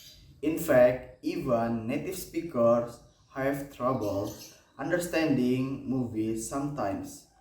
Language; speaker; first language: English; non-native, learner; Indonesian